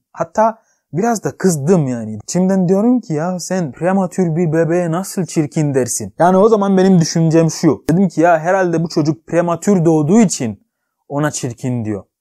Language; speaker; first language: Turkish; non-native, fluent; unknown